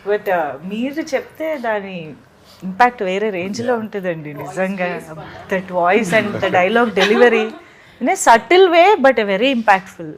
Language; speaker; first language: Telugu; native; Telugu